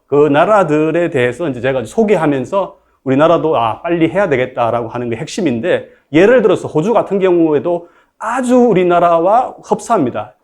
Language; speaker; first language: Korean; native; Korean